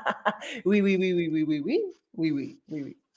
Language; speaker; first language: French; non-native, learner; English